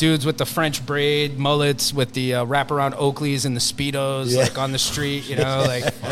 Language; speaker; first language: English; early bilingual, other home language; Spanish